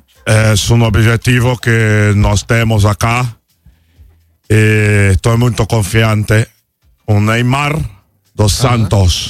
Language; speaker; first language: Spanish; non-native, fluent; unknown